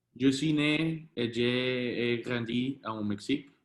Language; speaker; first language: French; non-native, learner; Spanish